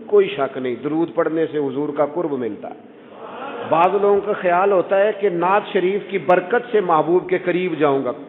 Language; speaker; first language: Urdu; non-native, local second language; Punjabi